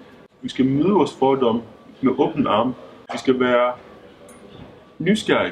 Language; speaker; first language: Danish; early bilingual, other home language; Lingala